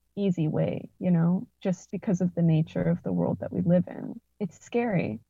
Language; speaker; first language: English; native; English